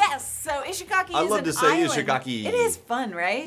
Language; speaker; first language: English; native; English